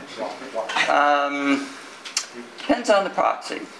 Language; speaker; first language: English; native; English